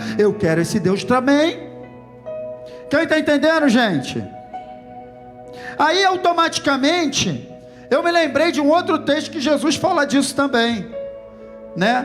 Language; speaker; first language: Portuguese; native; Portuguese